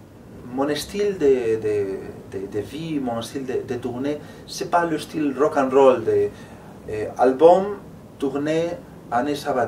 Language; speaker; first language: French; non-native, fluent; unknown